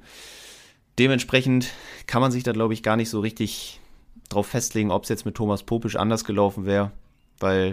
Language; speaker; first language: German; native; German